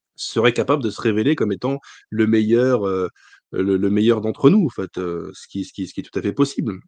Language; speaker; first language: French; native; French